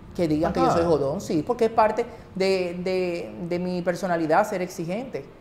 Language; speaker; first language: Spanish; native; Spanish